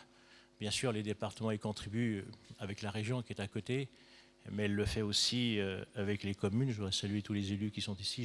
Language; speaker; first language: French; native; French